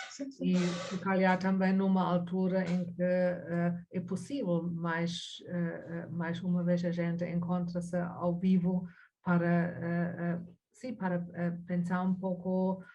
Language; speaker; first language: Portuguese; non-native, fluent; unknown